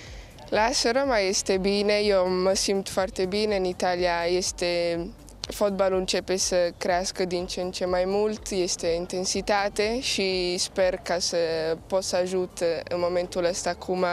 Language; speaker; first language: Romanian; early bilingual, heritage; Italian